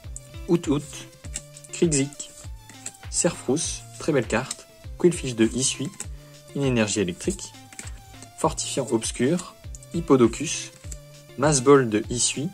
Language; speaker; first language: French; native; French